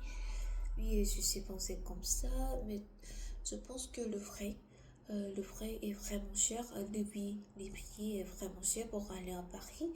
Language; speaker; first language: French; non-native, learner; Korean